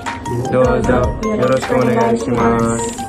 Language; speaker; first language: Japanese; non-native, learner; Indonesian